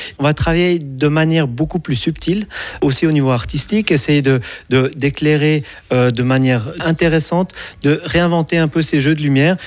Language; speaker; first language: French; native; French